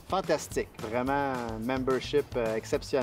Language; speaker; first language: French; native; French